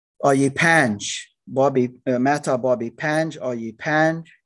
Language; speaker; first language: Persian; non-native, learner; English